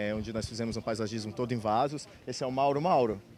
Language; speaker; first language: Portuguese; native; Portuguese